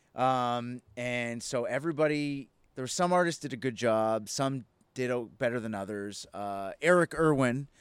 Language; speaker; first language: English; native; English